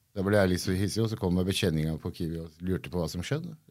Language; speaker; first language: Norwegian; early bilingual, other home language; Kurdish